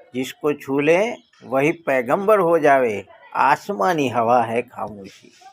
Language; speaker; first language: Hindi; non-native, local second language; Gujarati